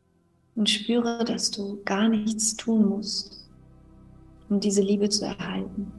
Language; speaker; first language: German; native; German